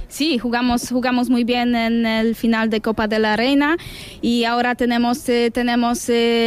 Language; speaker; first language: Spanish; non-native, learner; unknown